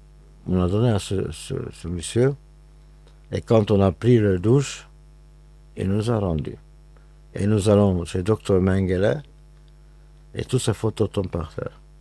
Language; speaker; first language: French; non-native, fluent; Hungarian